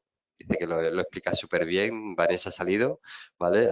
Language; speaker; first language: Spanish; native; Spanish